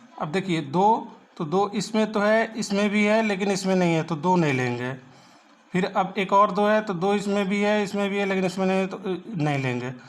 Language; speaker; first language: Hindi; native; Hindi